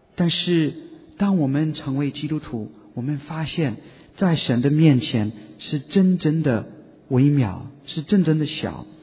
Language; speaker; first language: Chinese; non-native, fluent; English